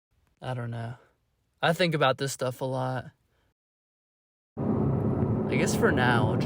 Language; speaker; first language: English; native; English